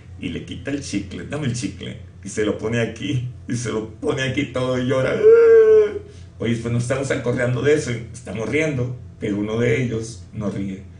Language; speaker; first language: Spanish; native; Spanish